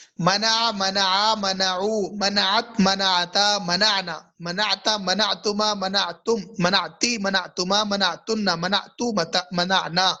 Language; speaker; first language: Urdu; native; Urdu